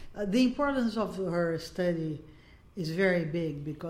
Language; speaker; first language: English; non-native, fluent; Portuguese